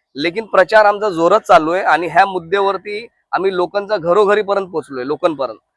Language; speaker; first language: Marathi; non-native, local second language; Hindi